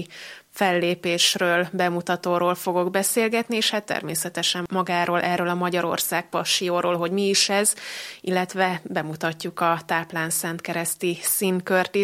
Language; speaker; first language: Hungarian; native; Hungarian